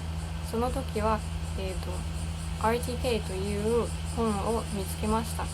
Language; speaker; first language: Japanese; non-native, learner; German